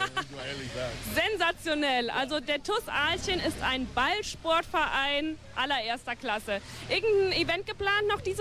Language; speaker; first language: German; native; German